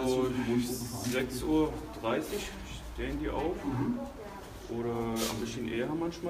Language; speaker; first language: German; non-native, fluent; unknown